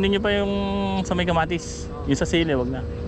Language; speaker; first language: Filipino; native; Filipino